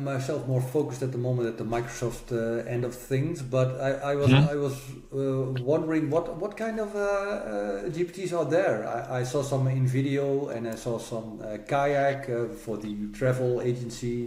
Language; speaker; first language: English; non-native, fluent; Dutch